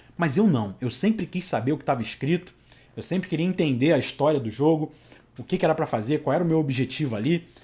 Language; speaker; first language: Portuguese; native; Portuguese